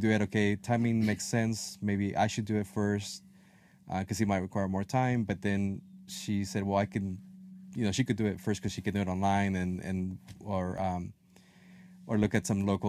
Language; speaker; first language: English; non-native, fluent; Spanish